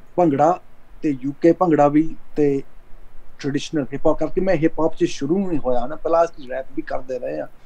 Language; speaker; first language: Punjabi; early bilingual, heritage; Punjabi